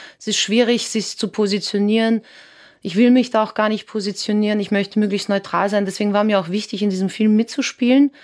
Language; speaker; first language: German; early bilingual, other home language; Serbian